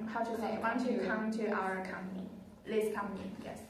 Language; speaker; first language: English; non-native, learner; Chinese